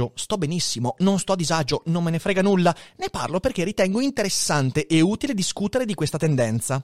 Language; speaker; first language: Italian; native; Italian